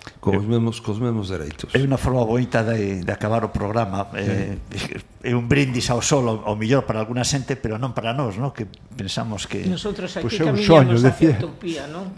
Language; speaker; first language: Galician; non-native, local second language; Spanish